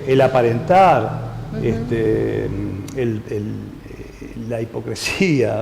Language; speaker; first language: Spanish; native; Spanish